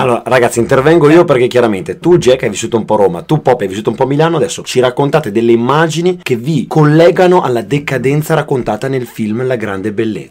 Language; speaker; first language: Italian; native; Italian